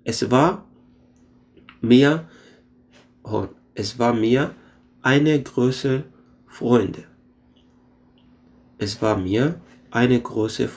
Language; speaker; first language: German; non-native, fluent; Arabic